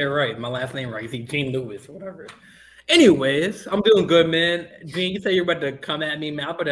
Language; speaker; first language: English; native; English